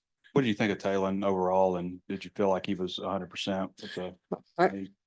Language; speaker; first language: English; native; English